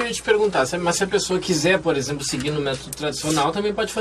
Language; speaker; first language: Portuguese; native; Portuguese